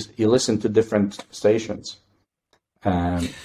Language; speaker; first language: English; non-native, fluent; Polish